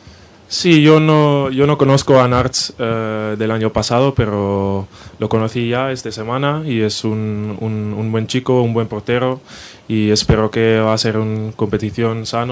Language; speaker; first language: Spanish; non-native, learner; Dutch